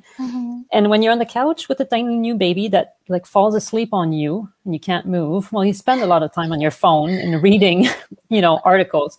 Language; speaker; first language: English; non-native, fluent; French